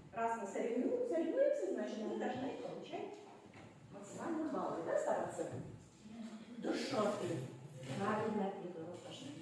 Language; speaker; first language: Russian; non-native, local second language; Kazakh